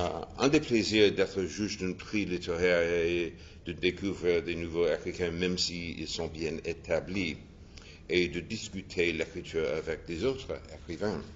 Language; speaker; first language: French; non-native, fluent; English